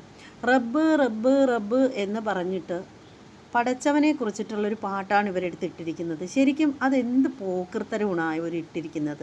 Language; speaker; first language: Malayalam; native; Malayalam